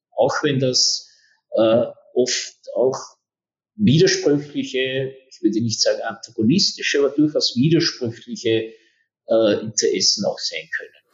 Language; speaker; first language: German; native; German